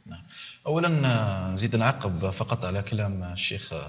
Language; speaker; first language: Arabic; native; Arabic